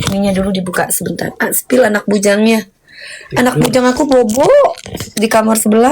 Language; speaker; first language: Indonesian; native; Indonesian